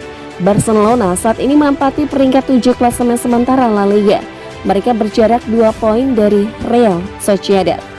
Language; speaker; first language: Indonesian; native; Indonesian